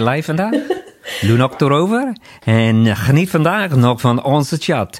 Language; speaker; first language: English; native; English